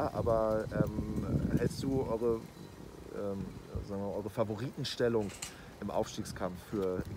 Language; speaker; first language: German; native; German